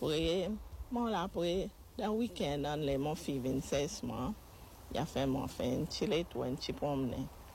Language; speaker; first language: French; non-native, local second language; Seselwa Creole French